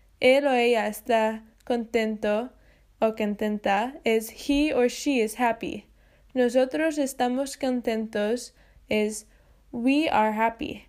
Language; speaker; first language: Spanish; non-native, fluent; English